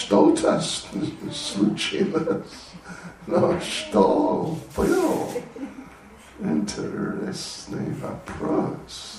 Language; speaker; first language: Russian; non-native, learner; English